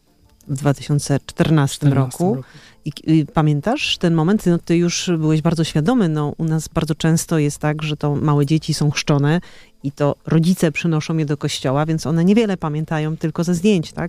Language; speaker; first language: Polish; native; Polish